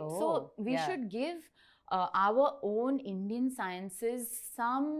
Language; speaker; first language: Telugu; non-native, learner; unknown